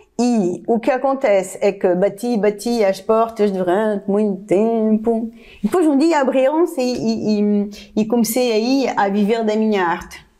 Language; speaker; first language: Portuguese; non-native, fluent; French